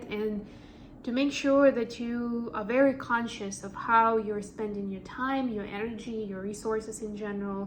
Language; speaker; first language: English; non-native, fluent; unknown